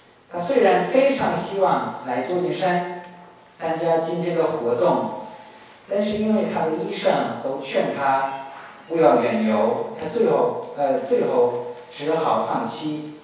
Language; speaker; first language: Chinese; non-native, fluent; German